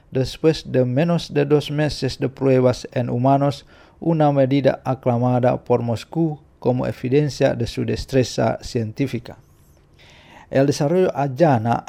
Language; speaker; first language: Spanish; non-native, fluent; Indonesian